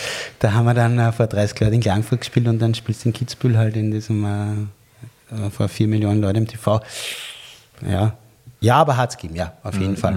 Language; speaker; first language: German; native; German